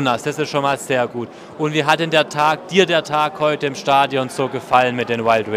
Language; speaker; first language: German; native; German